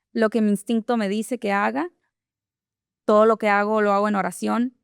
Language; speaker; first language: Spanish; early bilingual, other home language; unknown